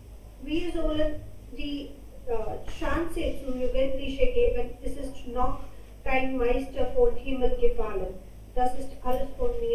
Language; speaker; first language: German; non-native, learner; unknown